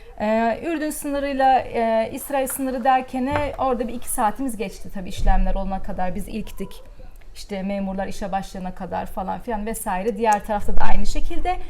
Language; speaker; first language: Turkish; early bilingual, heritage; Turkish